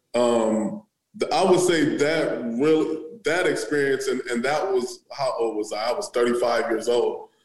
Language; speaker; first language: English; native; English